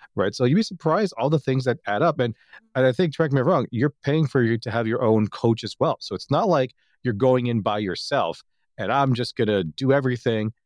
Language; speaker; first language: English; native; English